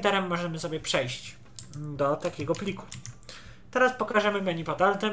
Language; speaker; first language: Polish; native; Polish